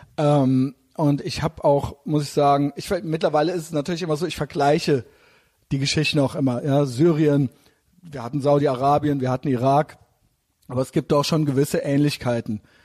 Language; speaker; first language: German; native; German